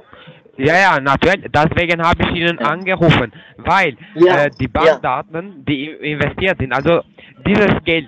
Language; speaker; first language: German; non-native, fluent; Turkish